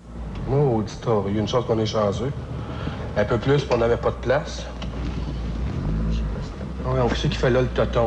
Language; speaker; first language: French; native; French